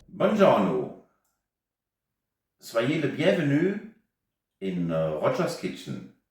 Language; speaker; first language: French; non-native, local second language; German